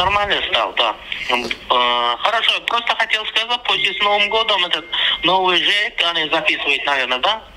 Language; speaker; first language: Russian; non-native, local second language; Turkmen